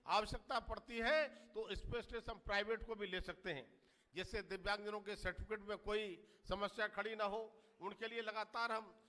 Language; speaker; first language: Hindi; native; Hindi